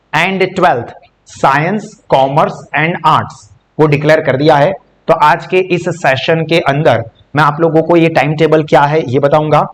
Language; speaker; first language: Hindi; non-native, local second language; Gujarati